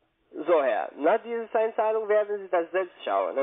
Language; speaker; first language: German; non-native, learner; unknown